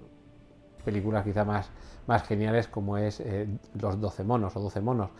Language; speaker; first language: Spanish; native; Spanish